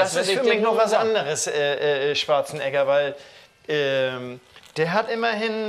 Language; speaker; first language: German; native; German